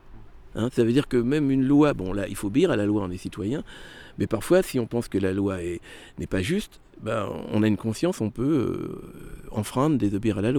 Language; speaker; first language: French; native; French